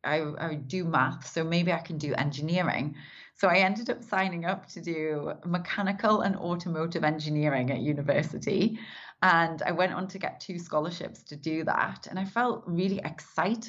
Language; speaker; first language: English; native; English